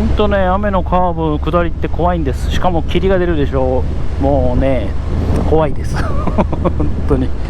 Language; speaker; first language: Japanese; native; Japanese